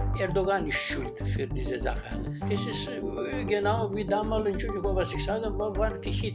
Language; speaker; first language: German; non-native, learner; Greek